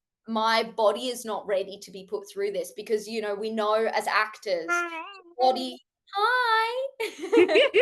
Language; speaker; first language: English; native; English